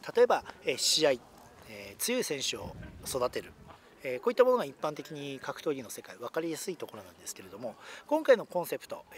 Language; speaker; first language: Japanese; native; Japanese